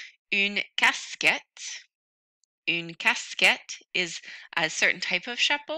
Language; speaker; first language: French; non-native, fluent; English